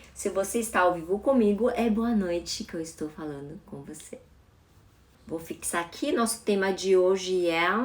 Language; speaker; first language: Portuguese; early bilingual, other home language; Chinese